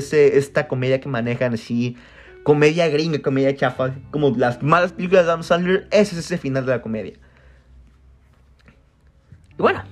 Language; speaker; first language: Spanish; native; Spanish